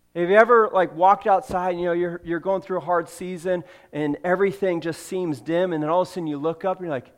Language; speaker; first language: English; native; English